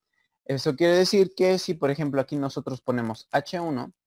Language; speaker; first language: Spanish; native; Spanish